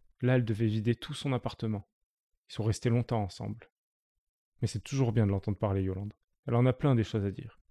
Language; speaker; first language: French; native; French